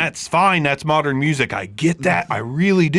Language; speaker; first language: English; native; English